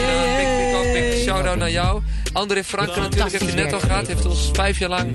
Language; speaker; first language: Dutch; native; Dutch